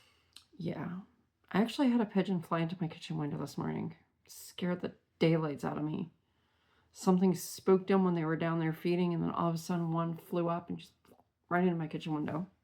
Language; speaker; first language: English; native; English